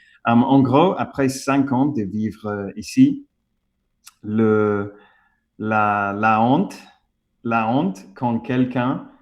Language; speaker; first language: French; non-native, fluent; English